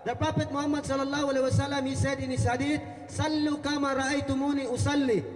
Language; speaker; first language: English; non-native, local second language; Filipino